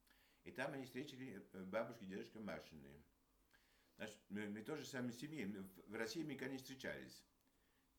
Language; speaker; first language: Russian; early bilingual, heritage; Russian